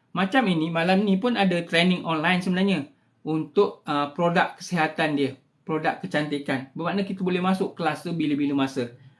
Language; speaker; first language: Malay; native; Malay